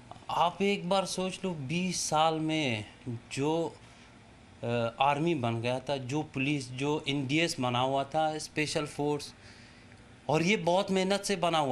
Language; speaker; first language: Hindi; non-native, fluent; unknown